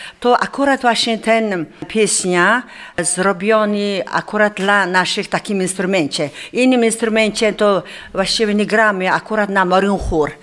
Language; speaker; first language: Polish; non-native, learner; Mongolian